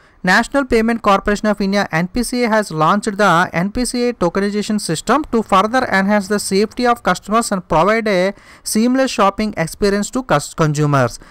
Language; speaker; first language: English; non-native, local second language; Telugu